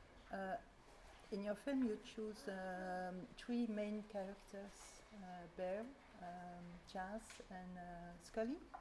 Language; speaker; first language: English; non-native, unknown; French